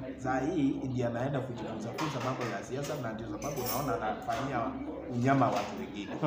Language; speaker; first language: Swahili; non-native, local second language; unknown